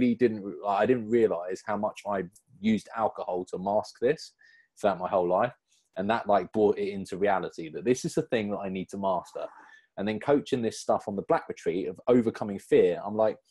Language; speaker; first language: English; native; English